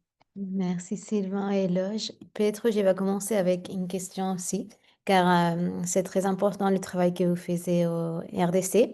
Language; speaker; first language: French; non-native, fluent; Spanish